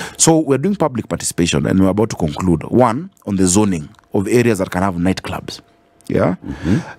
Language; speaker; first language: English; non-native, local second language; Swahili